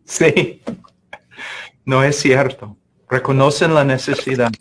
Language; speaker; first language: Spanish; non-native, fluent; English